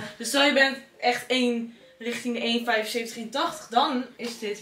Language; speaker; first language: Dutch; native; Dutch